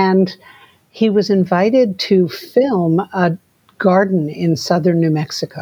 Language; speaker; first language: English; native; English